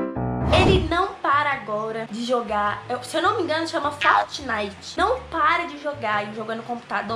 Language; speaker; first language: Portuguese; native; Portuguese